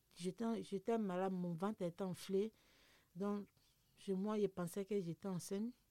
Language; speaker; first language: French; non-native, local second language; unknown